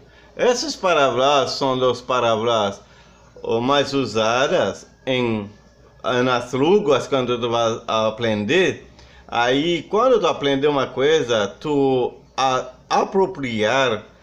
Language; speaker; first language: Portuguese; non-native, fluent; Haitian Creole